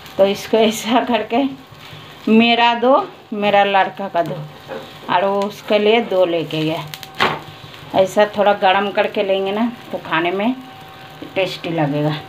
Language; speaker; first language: Hindi; non-native, local second language; Bangla